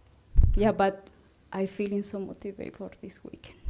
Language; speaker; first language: English; non-native, learner; Spanish